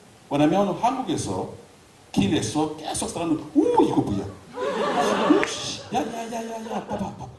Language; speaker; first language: Korean; non-native, learner; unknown